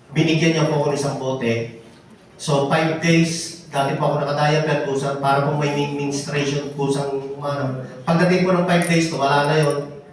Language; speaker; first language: Filipino; native; Filipino